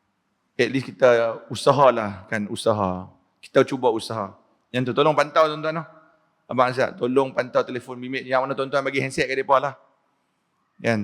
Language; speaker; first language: Malay; native; Malay